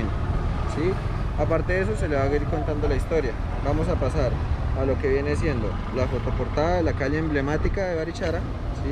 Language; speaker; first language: Spanish; native; Spanish